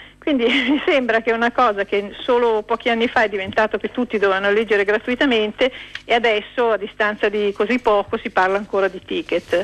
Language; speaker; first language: Italian; native; Italian